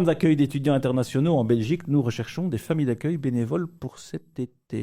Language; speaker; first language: French; native; French